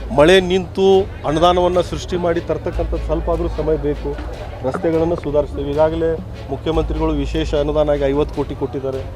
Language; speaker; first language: Kannada; native; Kannada